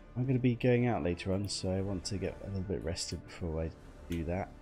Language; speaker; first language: English; native; English